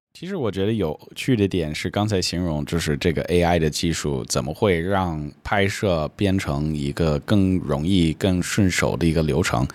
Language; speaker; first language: Chinese; non-native, fluent; English